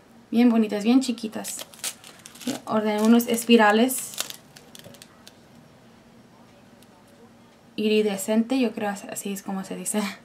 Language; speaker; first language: Spanish; non-native, fluent; English